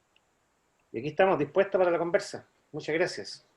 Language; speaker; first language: Spanish; native; Spanish